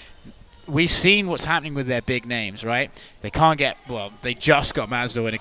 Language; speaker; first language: English; native; English